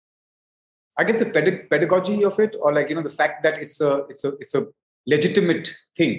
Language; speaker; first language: English; non-native, local second language; Hindi